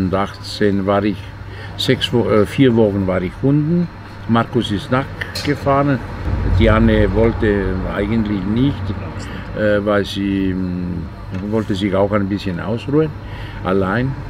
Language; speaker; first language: German; non-native, fluent; Italian